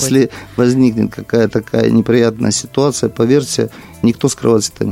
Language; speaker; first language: Russian; native; Russian